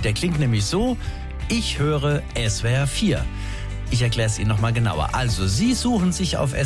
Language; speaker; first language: German; native; German